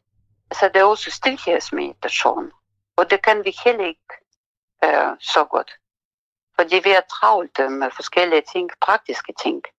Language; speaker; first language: Danish; non-native, fluent; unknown